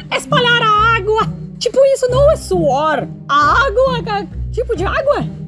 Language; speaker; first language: Portuguese; non-native, fluent; Russian